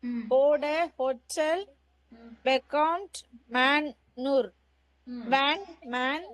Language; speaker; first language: German; non-native, learner; Tamil